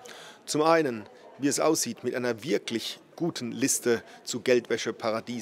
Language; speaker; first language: German; native; German